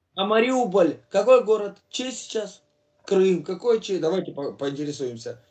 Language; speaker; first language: Russian; native; Russian